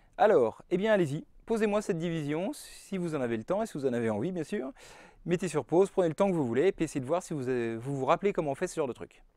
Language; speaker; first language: French; native; French